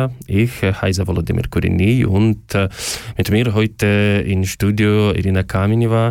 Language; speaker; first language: German; non-native, learner; Ukrainian